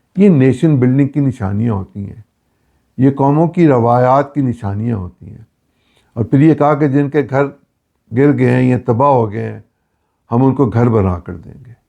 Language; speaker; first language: Urdu; native; Urdu